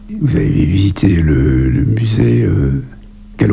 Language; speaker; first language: French; native; French